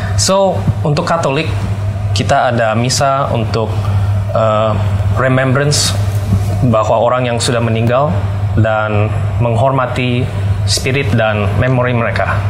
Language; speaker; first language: Indonesian; early bilingual, heritage; English